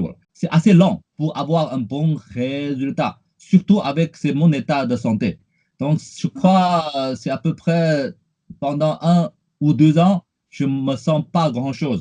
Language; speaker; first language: French; non-native, fluent; Chinese